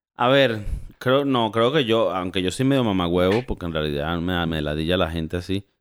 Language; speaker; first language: Spanish; native; Spanish